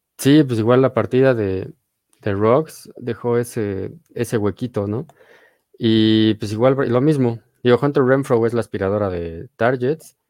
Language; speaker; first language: Spanish; native; Spanish